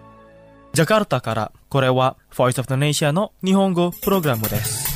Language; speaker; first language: Japanese; non-native, fluent; Indonesian